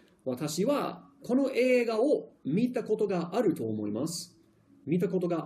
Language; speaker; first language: Japanese; non-native, fluent; English